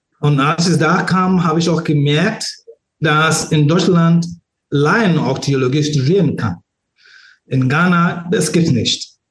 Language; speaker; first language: German; non-native, learner; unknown